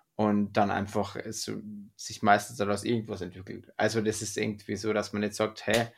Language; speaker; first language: German; native; German